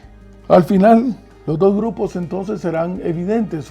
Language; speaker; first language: Spanish; native; Spanish